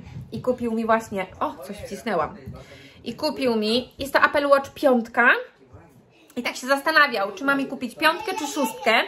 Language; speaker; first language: Polish; native; Polish